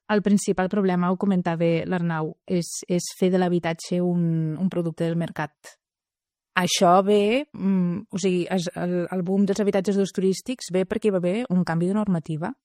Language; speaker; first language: Catalan; native; Catalan